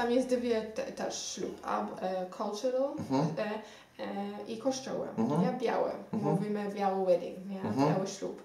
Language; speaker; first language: Polish; non-native, learner; Xhosa